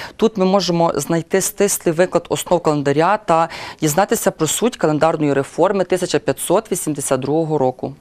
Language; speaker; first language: Ukrainian; native; Ukrainian